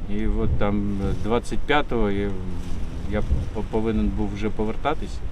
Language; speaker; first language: Ukrainian; non-native, local second language; Russian